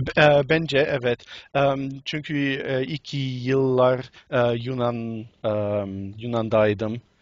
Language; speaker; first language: Turkish; non-native, learner; English